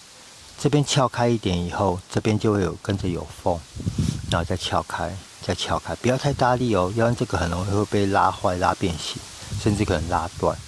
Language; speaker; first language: Chinese; native; Chinese